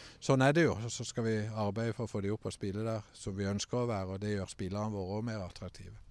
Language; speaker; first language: Norwegian; native; Norwegian